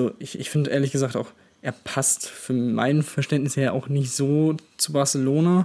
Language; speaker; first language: German; native; German